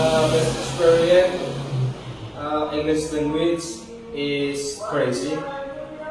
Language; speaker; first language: English; non-native, learner; Indonesian